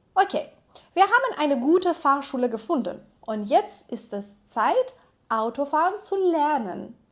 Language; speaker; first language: German; non-native, fluent; Persian